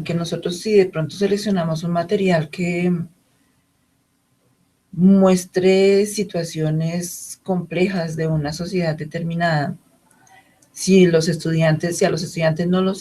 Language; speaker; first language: Spanish; native; Spanish